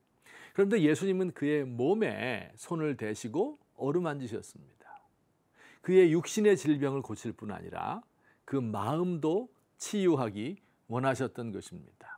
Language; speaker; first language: Korean; native; Korean